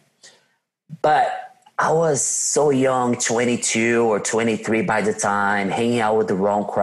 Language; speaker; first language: English; non-native, fluent; Portuguese